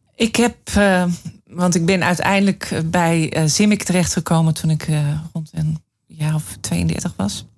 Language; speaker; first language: Dutch; native; Dutch